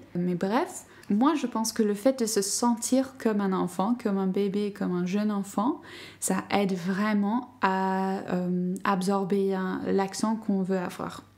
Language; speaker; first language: French; non-native, fluent; English